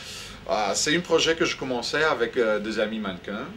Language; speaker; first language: French; non-native, fluent; Greek